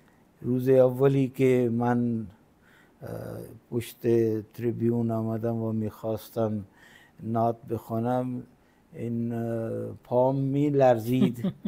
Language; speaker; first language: Persian; non-native, fluent; Punjabi